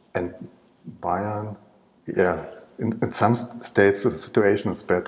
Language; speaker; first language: English; non-native, learner; German